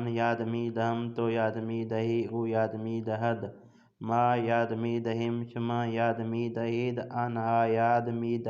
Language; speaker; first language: Persian; non-native, fluent; Urdu